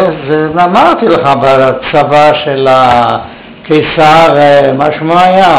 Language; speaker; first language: Hebrew; early bilingual, other home language; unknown